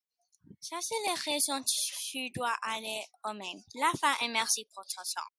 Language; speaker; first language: French; non-native, learner; English